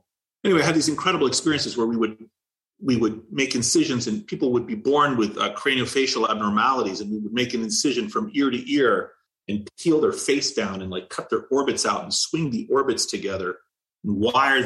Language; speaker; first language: English; native; English